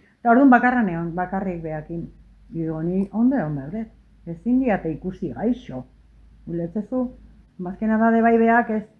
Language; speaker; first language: Basque; native; Basque